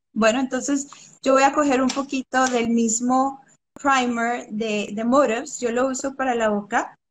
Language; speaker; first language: Spanish; early bilingual, other home language; English